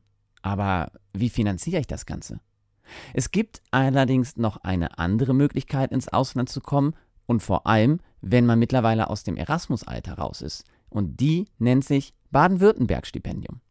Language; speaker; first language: German; native; German